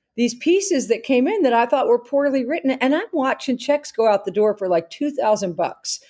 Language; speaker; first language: English; native; English